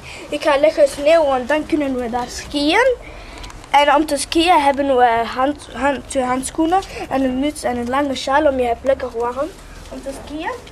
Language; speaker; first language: Dutch; non-native, local second language; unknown